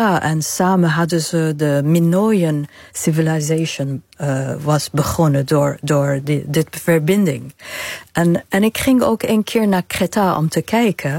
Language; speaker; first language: Dutch; non-native, fluent; Arabic